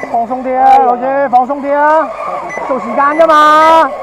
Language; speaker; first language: Cantonese; native; Cantonese